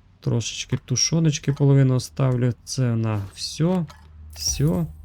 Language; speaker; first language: Ukrainian; native; Ukrainian